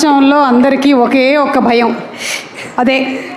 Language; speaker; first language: Telugu; native; Telugu